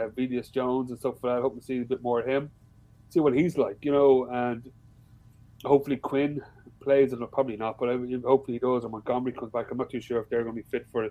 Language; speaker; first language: English; native; English